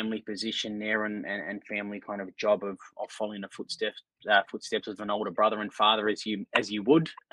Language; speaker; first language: English; native; English